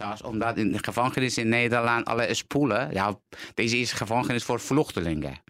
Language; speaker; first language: Dutch; non-native, learner; Persian